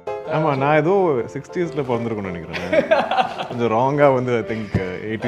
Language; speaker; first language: Tamil; non-native, local second language; Malayalam